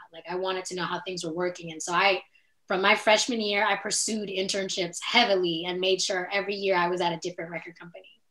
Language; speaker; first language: English; native; English